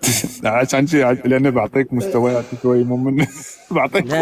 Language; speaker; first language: Arabic; native; Arabic